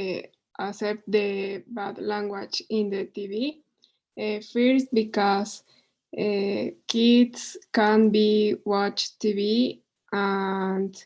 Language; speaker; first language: English; non-native, learner; Spanish